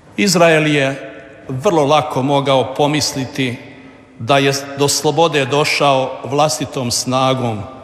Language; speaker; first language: Croatian; native; Croatian